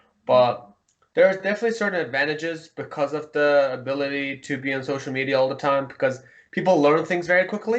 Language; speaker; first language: English; early bilingual, heritage; Mongolian